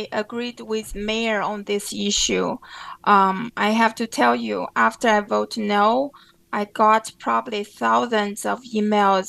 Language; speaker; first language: English; non-native, fluent; Chinese